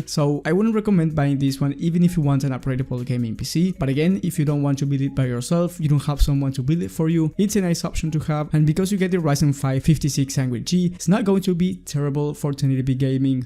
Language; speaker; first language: English; non-native, fluent; Spanish